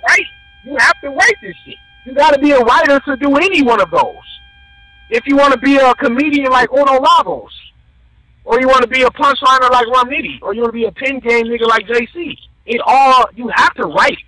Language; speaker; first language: English; native; English